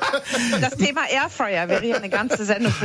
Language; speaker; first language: German; native; German